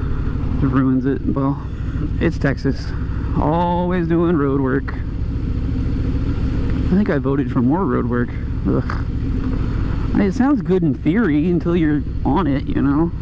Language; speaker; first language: English; native; English